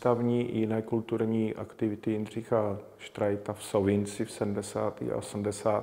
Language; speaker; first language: Czech; native; Czech